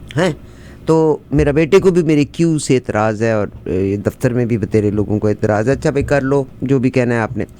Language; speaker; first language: Urdu; native; Urdu